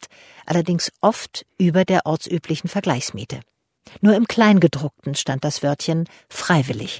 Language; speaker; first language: German; native; German